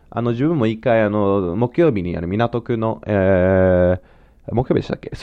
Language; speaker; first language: Japanese; non-native, fluent; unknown